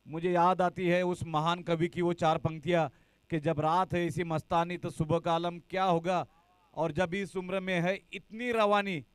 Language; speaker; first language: Hindi; non-native, local second language; Marathi